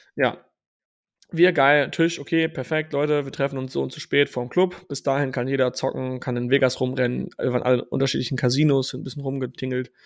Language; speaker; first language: German; native; German